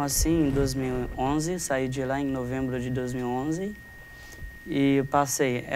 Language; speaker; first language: Portuguese; non-native, fluent; Haitian Creole